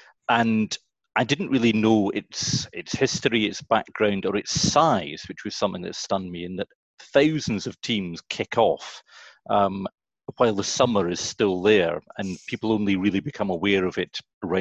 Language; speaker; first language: English; native; English